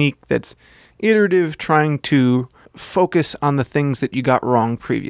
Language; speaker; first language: English; native; English